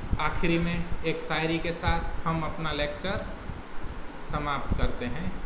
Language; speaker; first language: Hindi; non-native, local second language; Gujarati